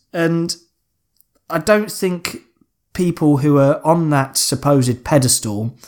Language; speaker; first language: English; native; English